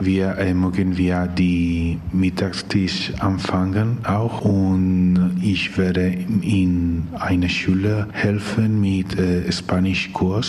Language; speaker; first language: German; non-native, learner; Spanish